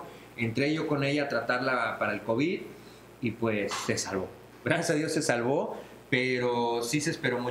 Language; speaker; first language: Spanish; native; Spanish